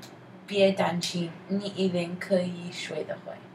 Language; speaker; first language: Chinese; non-native, learner; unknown